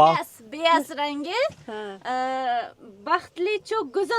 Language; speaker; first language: Turkish; non-native, learner; Uzbek